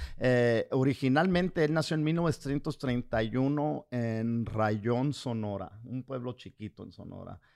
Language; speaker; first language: Spanish; early bilingual, heritage; Spanish